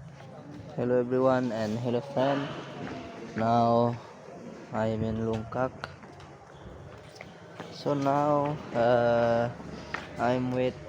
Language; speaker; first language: English; non-native, learner; Indonesian